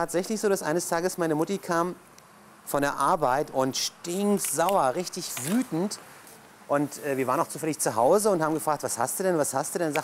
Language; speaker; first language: German; early bilingual, other home language; Turkish